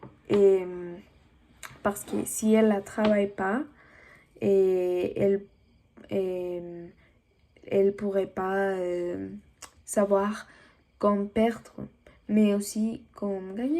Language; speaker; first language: French; non-native, learner; Spanish